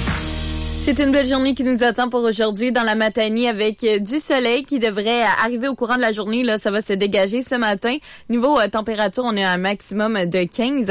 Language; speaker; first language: French; native; French